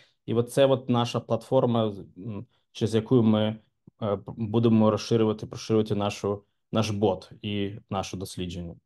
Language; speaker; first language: Ukrainian; non-native, local second language; Russian